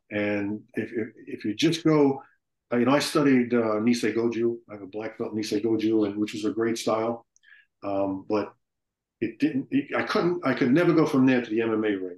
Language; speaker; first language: English; native; English